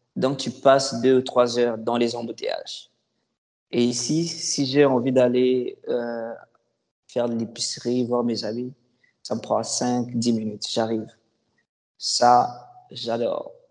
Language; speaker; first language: French; non-native, local second language; Lingala